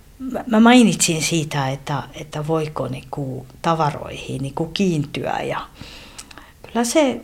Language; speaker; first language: Finnish; non-native, fluent; French